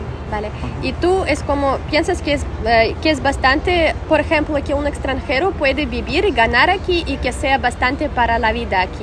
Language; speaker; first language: Spanish; non-native, fluent; Russian